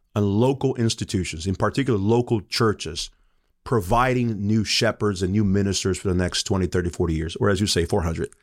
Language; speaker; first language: English; non-native, fluent; Portuguese